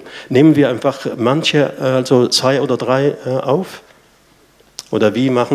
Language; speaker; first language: German; non-native, fluent; Arabic